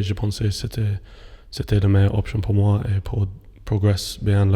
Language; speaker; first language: French; non-native, fluent; English